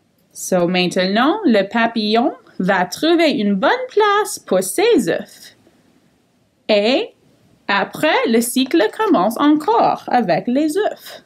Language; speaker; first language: French; non-native, fluent; English